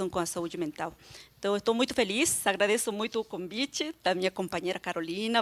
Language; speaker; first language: Portuguese; non-native, fluent; Spanish